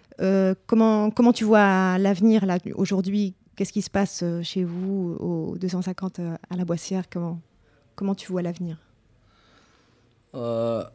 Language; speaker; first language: French; native; French